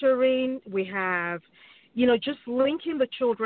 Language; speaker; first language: English; non-native, local second language; Yoruba